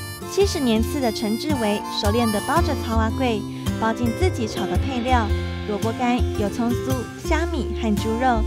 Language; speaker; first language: Chinese; native; Chinese